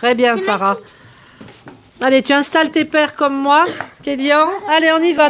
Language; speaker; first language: French; native; French